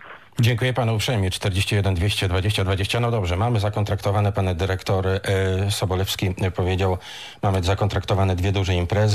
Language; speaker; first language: Polish; native; Polish